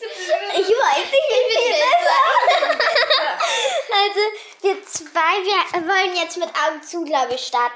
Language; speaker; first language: German; early bilingual, other home language; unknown